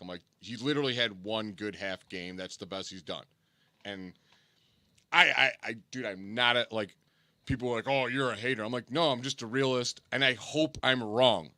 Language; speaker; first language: English; native; English